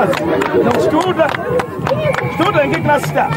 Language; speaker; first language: Portuguese; non-native, local second language; Tsonga